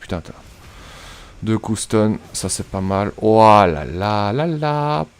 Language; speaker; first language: French; native; French